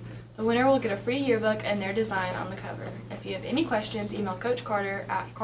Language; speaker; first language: English; native; English